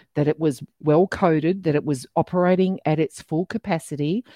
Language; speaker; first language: English; native; English